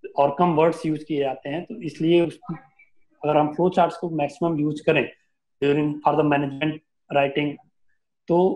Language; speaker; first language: Hindi; native; Hindi